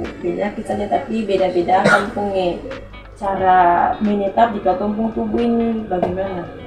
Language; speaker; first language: Indonesian; non-native, local second language; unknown